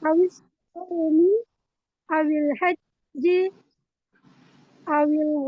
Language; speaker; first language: Arabic; non-native, learner; Indonesian